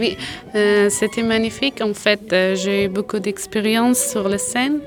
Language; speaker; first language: French; non-native, learner; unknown